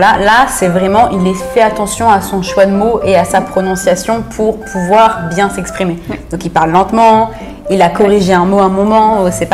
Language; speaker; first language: French; native; French